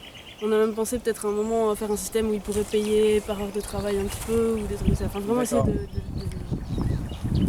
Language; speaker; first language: French; native; French